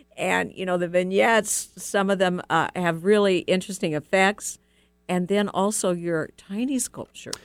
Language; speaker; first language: English; native; English